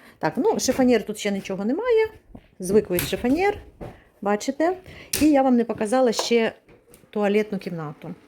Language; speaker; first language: Ukrainian; non-native, local second language; Russian